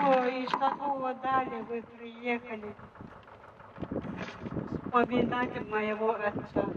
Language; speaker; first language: Russian; non-native, local second language; Korean